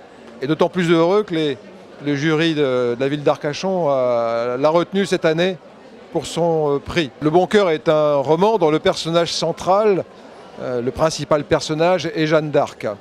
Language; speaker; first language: French; native; French